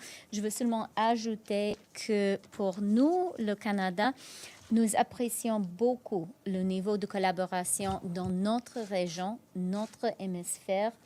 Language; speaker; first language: French; non-native, fluent; English